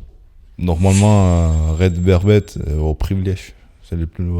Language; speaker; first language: French; non-native, fluent; Spanish